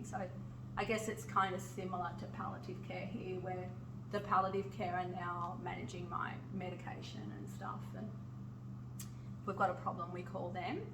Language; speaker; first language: English; native; English